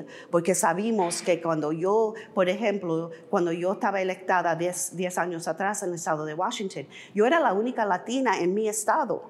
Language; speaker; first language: Spanish; early bilingual, heritage; English